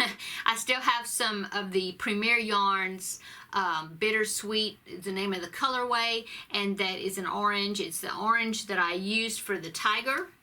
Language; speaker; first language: English; native; English